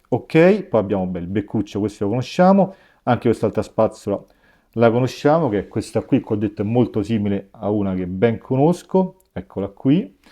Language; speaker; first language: Italian; native; Italian